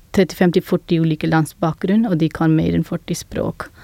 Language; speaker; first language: Norwegian; non-native, fluent; Urdu